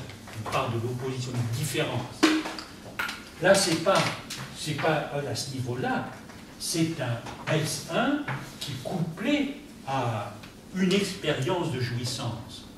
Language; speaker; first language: French; native; French